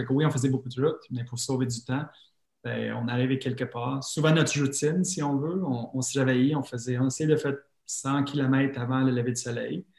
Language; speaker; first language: French; non-native, fluent; English